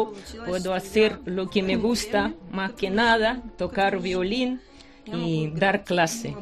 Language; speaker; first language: Spanish; non-native, fluent; Ukrainian